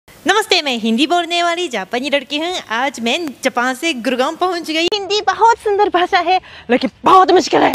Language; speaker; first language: Hindi; non-native, fluent; Japanese